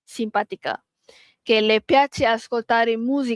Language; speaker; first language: Italian; non-native, learner; Malay